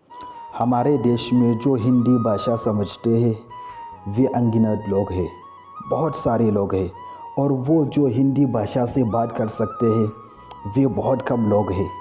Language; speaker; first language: Hindi; non-native, fluent; Hausa